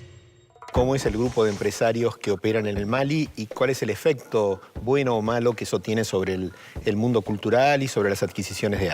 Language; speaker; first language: Spanish; native; Spanish